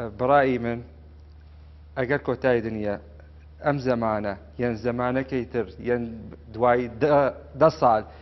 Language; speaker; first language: Central Kurdish; non-native, local second language; Aramaic